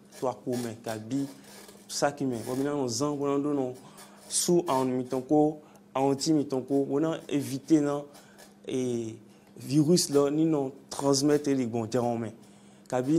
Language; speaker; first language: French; non-native, local second language; Fon